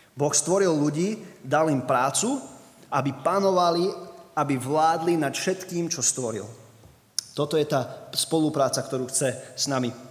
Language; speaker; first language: Slovak; early bilingual, other home language; English